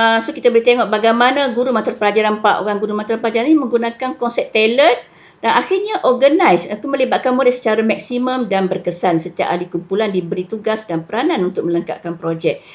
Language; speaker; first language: Malay; native; Malay